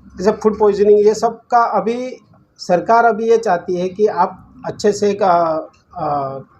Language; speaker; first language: Hindi; non-native, local second language; Gujarati